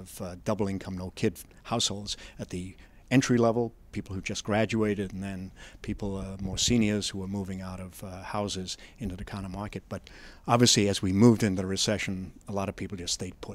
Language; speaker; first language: English; native; English